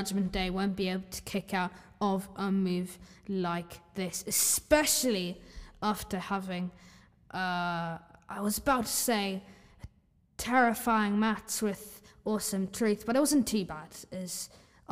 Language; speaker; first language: English; native; English